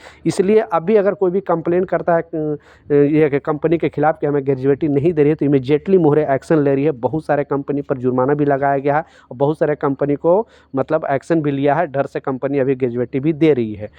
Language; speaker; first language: Hindi; native; Hindi